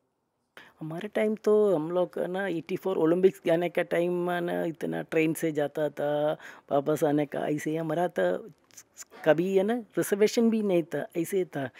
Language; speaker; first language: Hindi; non-native, local second language; Malayalam